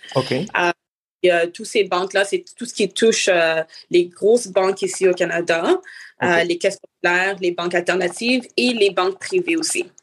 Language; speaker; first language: French; native; French